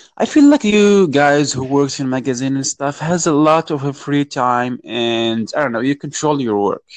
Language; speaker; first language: English; non-native, fluent; Arabic